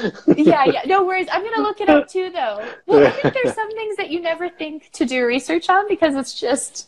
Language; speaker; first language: English; native; English